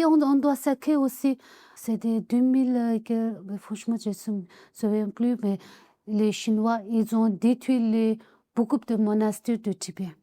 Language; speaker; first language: French; non-native, learner; Tibetan